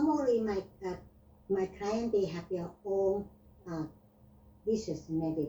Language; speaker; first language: English; non-native, learner; Vietnamese